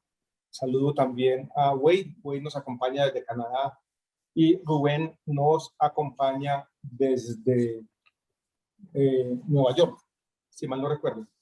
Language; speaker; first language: Spanish; native; Spanish